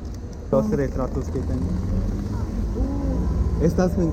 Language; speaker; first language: Spanish; non-native, learner; English